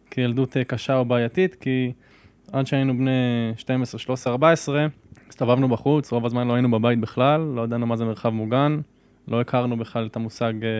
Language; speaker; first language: Hebrew; native; Hebrew